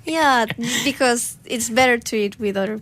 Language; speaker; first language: English; non-native, fluent; Spanish